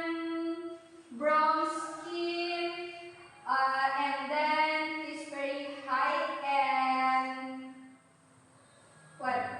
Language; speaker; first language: English; non-native, learner; Indonesian